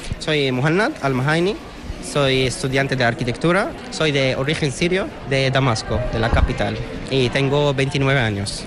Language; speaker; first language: Spanish; non-native, fluent; Arabic